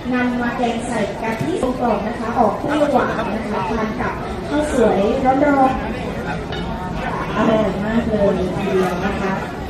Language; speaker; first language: Thai; native; Thai